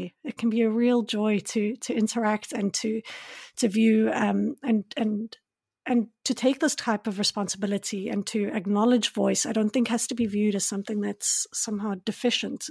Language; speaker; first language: English; native; English